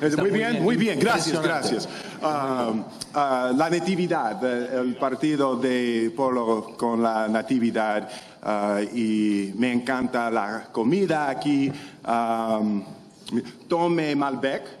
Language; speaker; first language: Spanish; non-native, learner; English